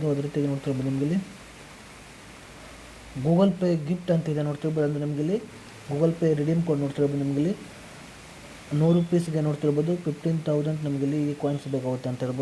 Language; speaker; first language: Kannada; native; Kannada